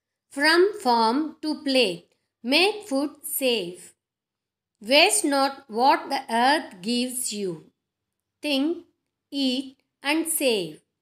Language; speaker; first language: English; non-native, local second language; Telugu